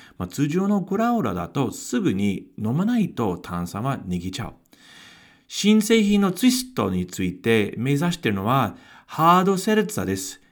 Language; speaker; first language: Japanese; non-native, fluent; English